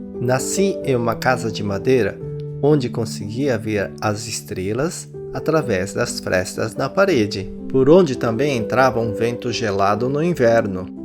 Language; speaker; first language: Portuguese; early bilingual, other home language; Japanese